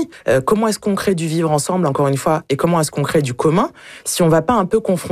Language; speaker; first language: French; native; French